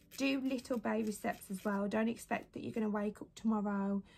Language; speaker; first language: English; native; English